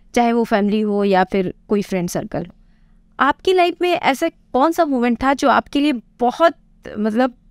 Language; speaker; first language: Hindi; native; Hindi